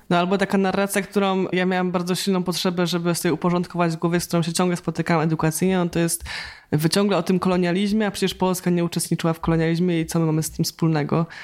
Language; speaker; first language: Polish; native; Polish